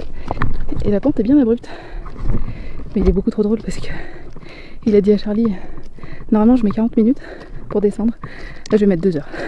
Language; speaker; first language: French; native; French